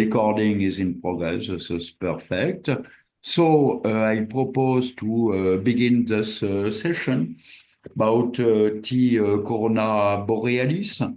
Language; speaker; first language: English; non-native, fluent; French